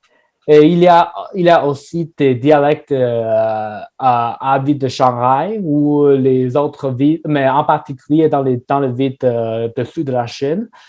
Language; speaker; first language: French; non-native, learner; Chinese